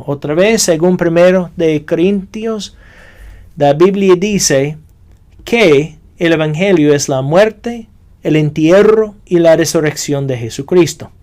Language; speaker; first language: Spanish; non-native, fluent; English